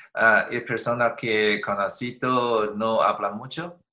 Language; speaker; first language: Spanish; non-native, learner; Chinese